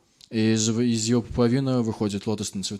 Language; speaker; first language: Russian; native; Russian